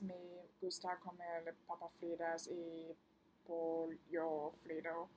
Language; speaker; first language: Spanish; non-native, learner; Chinese